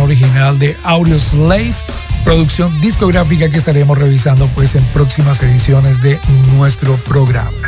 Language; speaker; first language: Spanish; native; Spanish